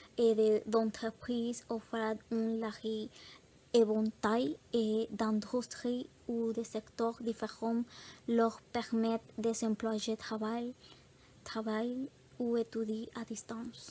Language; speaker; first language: French; non-native, learner; Spanish